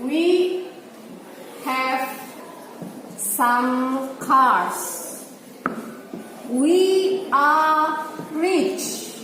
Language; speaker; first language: English; non-native, learner; Indonesian